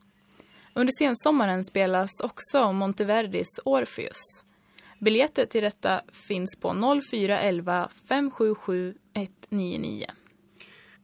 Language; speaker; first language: Swedish; native; Swedish